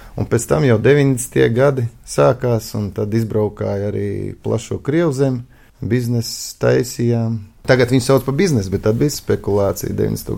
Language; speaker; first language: Latvian; native; Latvian